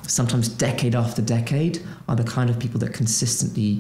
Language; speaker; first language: English; non-native, fluent; Portuguese